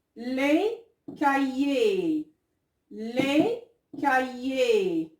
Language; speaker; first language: French; non-native, local second language; Arabic